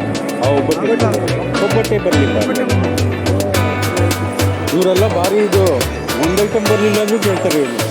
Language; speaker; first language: Kannada; native; Kannada